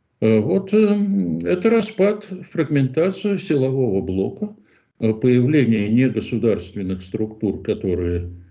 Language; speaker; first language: Russian; native; Russian